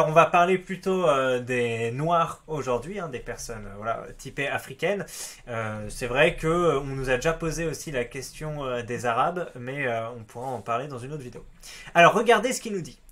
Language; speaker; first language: French; native; French